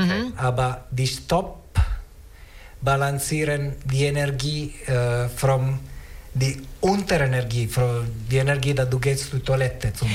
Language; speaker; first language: German; non-native, learner; Italian